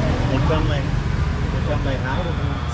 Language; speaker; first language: Vietnamese; non-native, learner; English